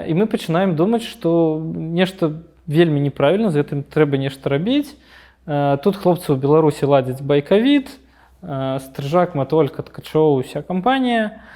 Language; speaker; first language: Belarusian; non-native, local second language; Russian